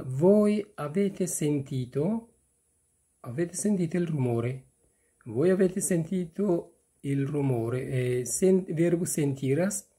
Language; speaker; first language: Italian; non-native, fluent; Persian